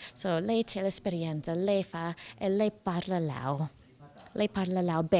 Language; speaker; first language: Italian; non-native, learner; English